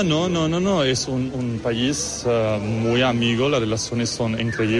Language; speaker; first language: Spanish; non-native, fluent; Arabic